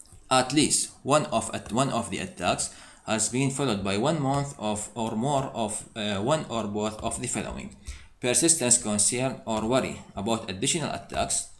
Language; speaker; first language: English; non-native, fluent; Arabic